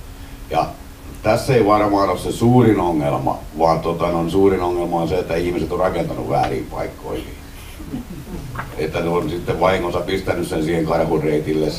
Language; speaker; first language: Finnish; native; Finnish